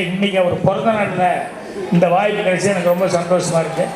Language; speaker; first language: Tamil; native; Tamil